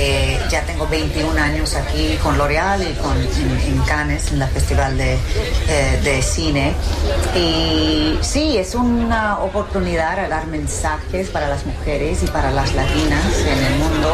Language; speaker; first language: Spanish; early bilingual, heritage; English